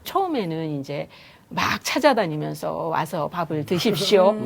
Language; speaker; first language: Korean; native; Korean